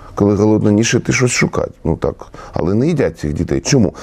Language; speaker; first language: Ukrainian; native; Ukrainian